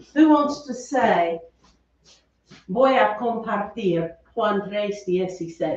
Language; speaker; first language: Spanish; non-native, fluent; English